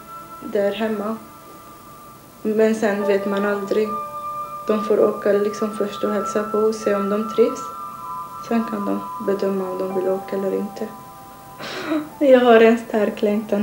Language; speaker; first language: Swedish; non-native, learner; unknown